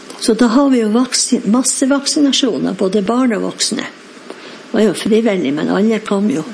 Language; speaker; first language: Norwegian; native; Norwegian